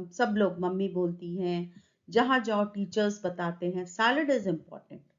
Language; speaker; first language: Hindi; native; Hindi